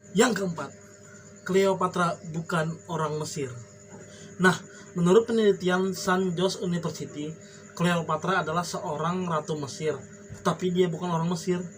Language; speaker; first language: Indonesian; non-native, local second language; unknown